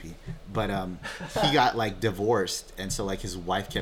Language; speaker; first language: English; early bilingual, other home language; Filipino